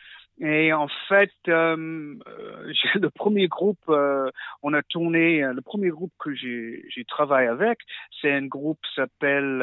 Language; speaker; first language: French; non-native, fluent; English